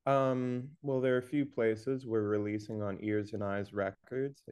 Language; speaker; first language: English; native; English